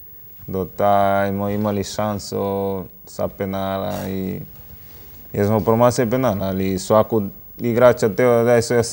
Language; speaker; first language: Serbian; non-native, learner; Spanish